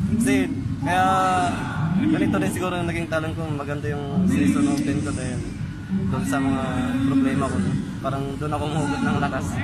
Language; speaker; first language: Filipino; non-native, local second language; Cebuano